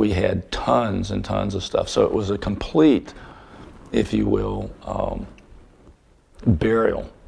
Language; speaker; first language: English; native; English